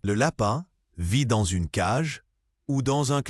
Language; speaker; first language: French; non-native, learner; Arabic